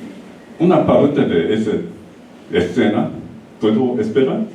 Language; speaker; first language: Spanish; non-native, learner; Japanese